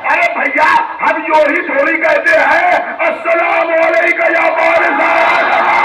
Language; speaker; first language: Urdu; native; Urdu